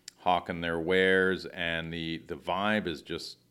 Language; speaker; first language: English; early bilingual, other home language; French